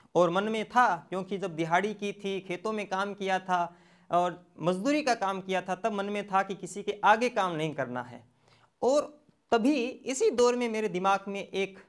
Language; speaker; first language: Hindi; native; Hindi